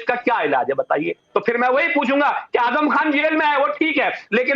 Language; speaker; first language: Hindi; native; Hindi